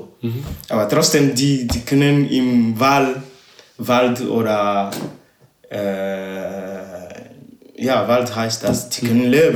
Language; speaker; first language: German; non-native, learner; Ewe